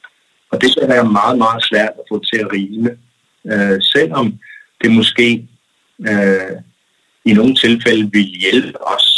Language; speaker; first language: Danish; non-native, local second language; Kalaallisut